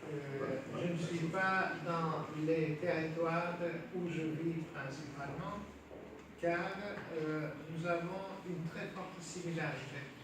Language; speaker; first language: French; non-native, fluent; Turkish